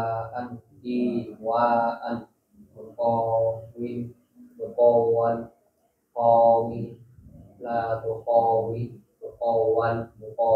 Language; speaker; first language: Arabic; non-native, learner; Indonesian